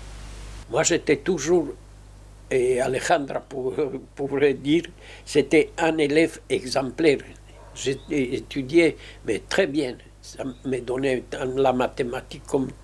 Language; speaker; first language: French; non-native, fluent; Spanish